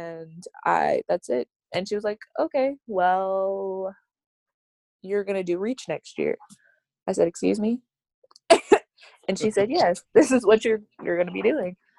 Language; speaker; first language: English; native; English